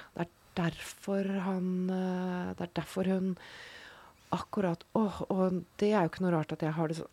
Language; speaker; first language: Norwegian; native; Norwegian